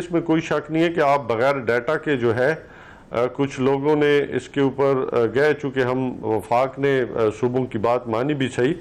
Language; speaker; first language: Urdu; non-native, local second language; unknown